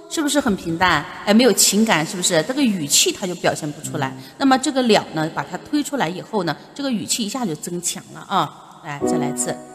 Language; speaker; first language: Chinese; native; Chinese